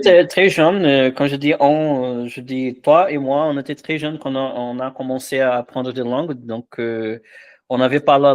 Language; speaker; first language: French; non-native, fluent; Portuguese